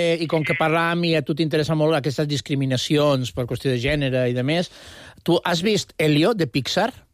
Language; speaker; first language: Catalan; native; Catalan